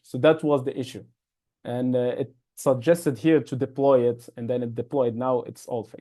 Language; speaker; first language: English; non-native, fluent; Arabic